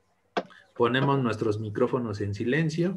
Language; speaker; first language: Spanish; native; Spanish